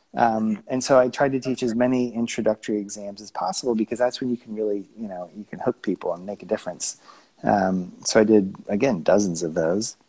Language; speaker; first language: English; native; English